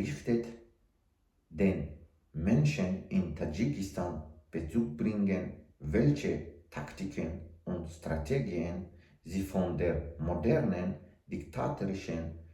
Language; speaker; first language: German; non-native, learner; Tajik